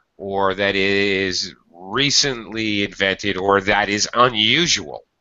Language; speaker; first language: English; native; English